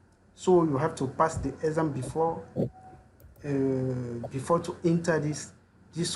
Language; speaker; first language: English; non-native, learner; French